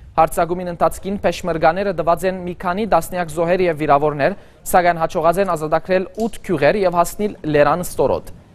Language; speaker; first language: Armenian; early bilingual, heritage; Armenian